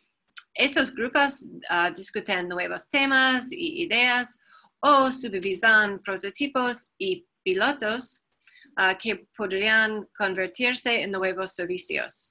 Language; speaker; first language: Spanish; non-native, fluent; English